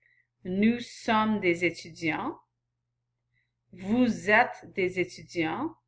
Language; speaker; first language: French; non-native, fluent; English